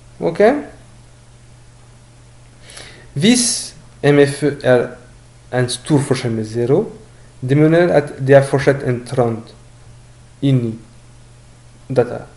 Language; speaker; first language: Norwegian; non-native, learner; French